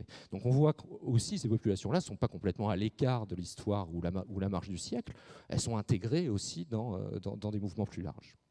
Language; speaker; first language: French; native; French